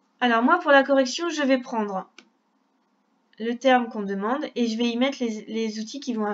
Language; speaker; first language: French; native; French